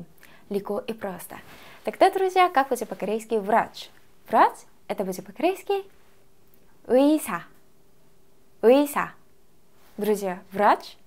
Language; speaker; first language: Russian; non-native, fluent; Korean